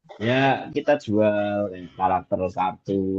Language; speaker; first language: Indonesian; native; Indonesian